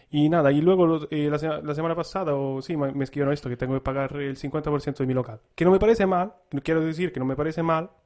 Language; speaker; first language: Spanish; non-native, fluent; Italian